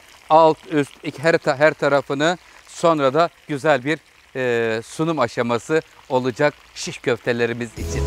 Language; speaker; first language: Turkish; native; Turkish